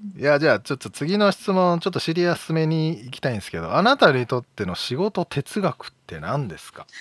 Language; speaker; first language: Japanese; native; Japanese